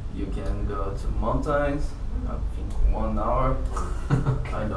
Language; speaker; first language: English; non-native, learner; Portuguese